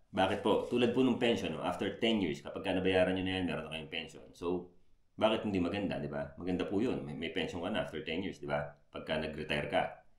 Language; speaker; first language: Filipino; native; Filipino